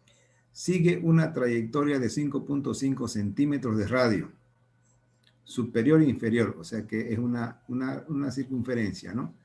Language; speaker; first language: Spanish; native; Spanish